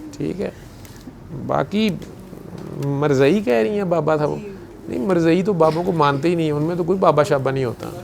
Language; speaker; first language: Urdu; non-native, local second language; Punjabi